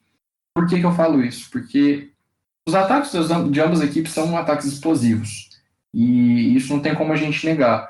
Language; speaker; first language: Portuguese; native; Portuguese